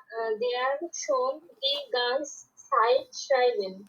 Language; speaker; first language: German; non-native, learner; Bangla